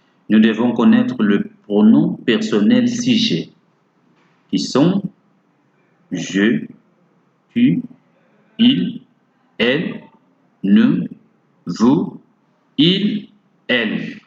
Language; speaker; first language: French; non-native, fluent; Portuguese